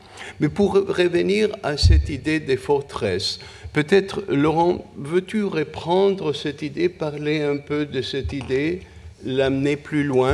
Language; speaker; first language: French; non-native, fluent; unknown